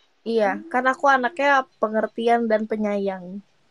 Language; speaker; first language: Indonesian; native; Indonesian